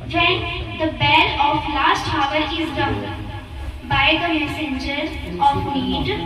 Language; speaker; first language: English; non-native, local second language; Hindi